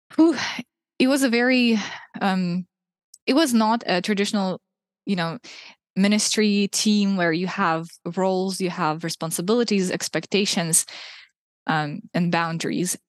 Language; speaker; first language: English; non-native, fluent; Russian